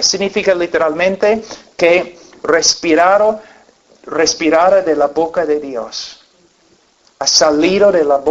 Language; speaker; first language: Spanish; non-native, fluent; English